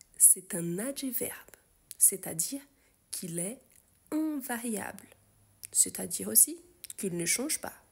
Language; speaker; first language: French; non-native, fluent; Portuguese